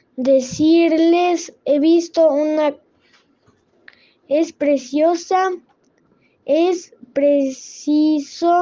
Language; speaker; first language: Spanish; non-native, learner; French